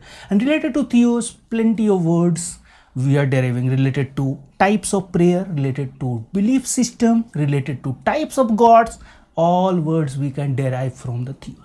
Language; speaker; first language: English; non-native, local second language; Hindi